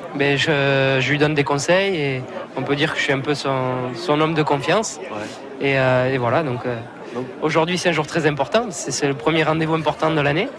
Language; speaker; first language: French; native; French